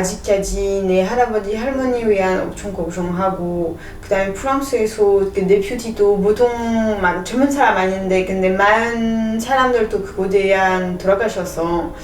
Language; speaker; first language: Korean; non-native, learner; French